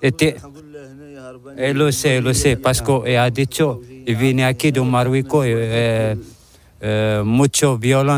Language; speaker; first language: Spanish; non-native, learner; Arabic